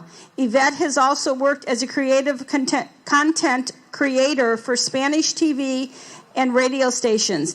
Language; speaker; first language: English; native; English